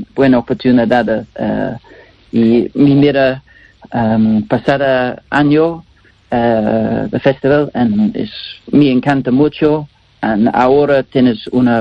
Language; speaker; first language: Spanish; non-native, learner; English